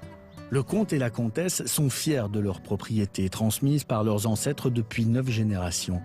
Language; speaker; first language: French; native; French